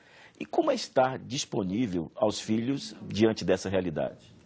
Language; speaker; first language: Portuguese; native; Portuguese